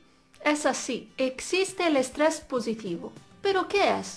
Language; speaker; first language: Spanish; non-native, fluent; Italian